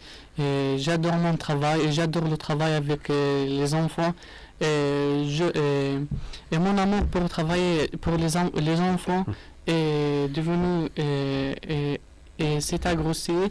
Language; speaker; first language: French; non-native, learner; Arabic